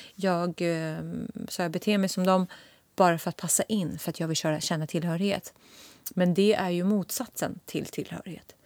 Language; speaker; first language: Swedish; non-native, local second language; Kurdish